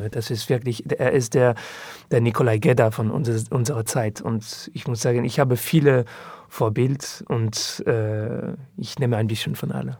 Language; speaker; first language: German; non-native, learner; French